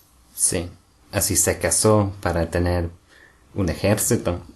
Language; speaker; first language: Spanish; non-native, fluent; English